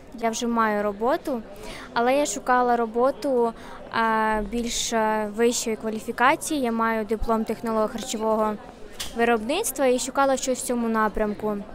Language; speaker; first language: Ukrainian; native; Ukrainian